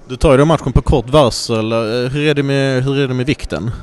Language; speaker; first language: Swedish; native; Swedish